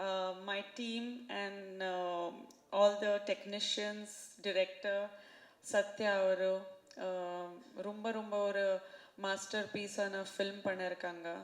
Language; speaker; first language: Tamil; non-native, fluent; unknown